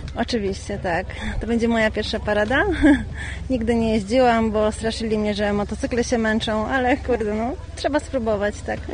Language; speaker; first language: Polish; native; Polish